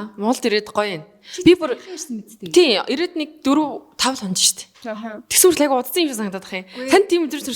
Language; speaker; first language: Mongolian; native; Mongolian